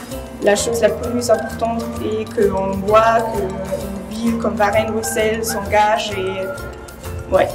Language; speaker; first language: French; non-native, fluent; German